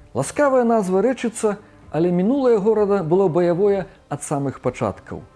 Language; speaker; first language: Belarusian; native; Belarusian